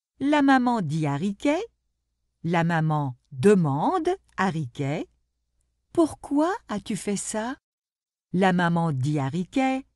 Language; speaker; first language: French; non-native, local second language; Arabic